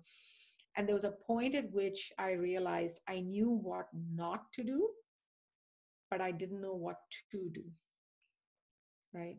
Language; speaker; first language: English; non-native, local second language; Tamil